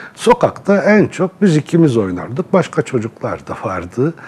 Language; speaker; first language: Turkish; non-native, local second language; Arabic